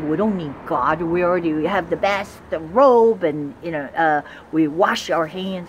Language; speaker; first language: English; non-native, fluent; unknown